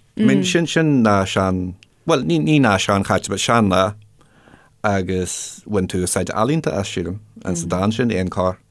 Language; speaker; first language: Irish; non-native, local second language; English